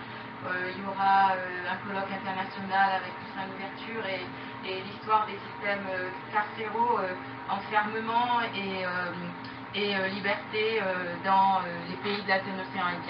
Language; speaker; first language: French; native; French